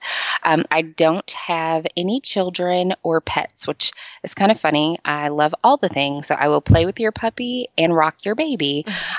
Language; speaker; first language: English; native; English